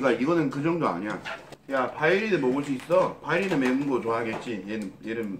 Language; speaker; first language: Korean; non-native, fluent; English